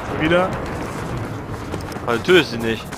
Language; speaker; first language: German; native; German